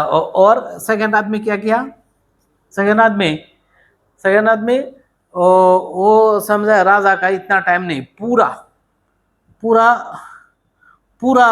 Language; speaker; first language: Hindi; non-native, learner; Bangla